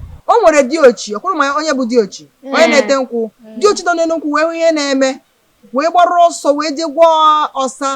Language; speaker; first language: Igbo; native; Igbo